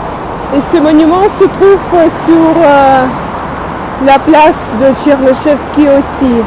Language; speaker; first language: French; non-native, fluent; Russian